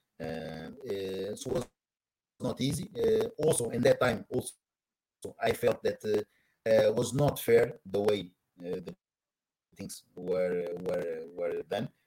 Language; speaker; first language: English; non-native, learner; Portuguese